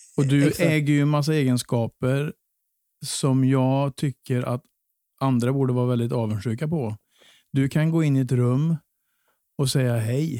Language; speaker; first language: Swedish; native; Swedish